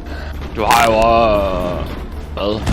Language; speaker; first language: Danish; native; Danish